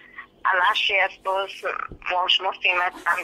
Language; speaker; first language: Slovak; non-native, local second language; Hungarian